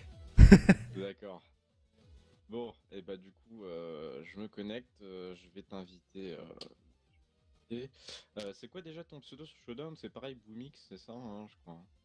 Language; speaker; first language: French; native; French